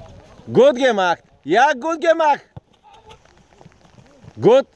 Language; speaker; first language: German; non-native, learner; Bulgarian